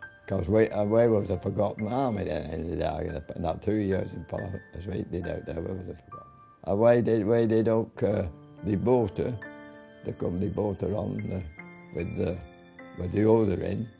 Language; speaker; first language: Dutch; non-native, learner; English